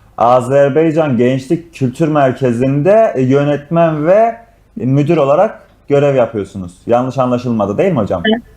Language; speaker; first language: Turkish; native; Turkish